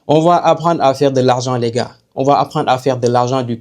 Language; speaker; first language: French; non-native, local second language; Wolof